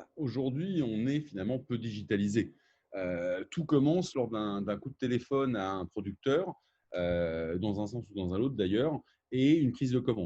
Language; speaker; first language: French; native; French